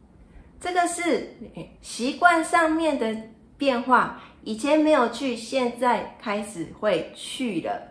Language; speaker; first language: Chinese; non-native, fluent; Japanese